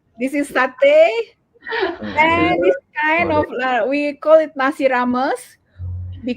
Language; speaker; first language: English; non-native, learner; Indonesian